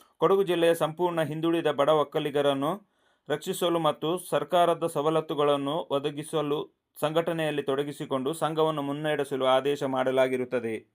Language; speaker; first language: Kannada; non-native, local second language; Kodava